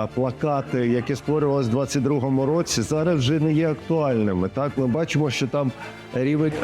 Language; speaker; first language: Ukrainian; non-native, local second language; Russian